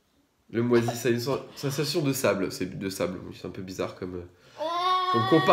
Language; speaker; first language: French; native; French